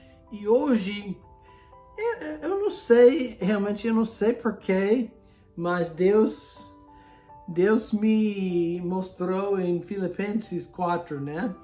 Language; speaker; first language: Portuguese; non-native, fluent; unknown